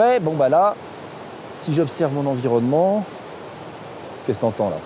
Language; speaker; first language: French; native; French